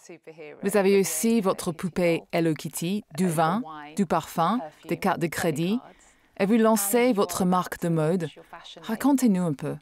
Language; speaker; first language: French; native; French